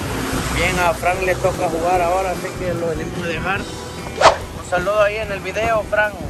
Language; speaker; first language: Spanish; native; Spanish